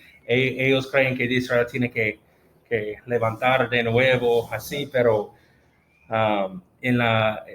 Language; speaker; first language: Spanish; non-native, fluent; English